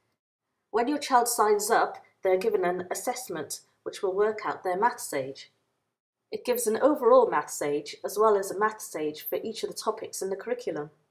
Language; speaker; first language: English; native; English